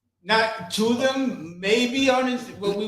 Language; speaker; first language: English; native; English